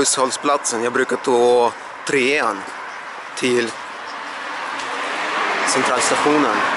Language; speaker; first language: Swedish; non-native, learner; Russian